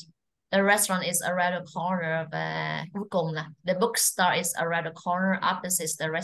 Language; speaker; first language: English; non-native, fluent; Vietnamese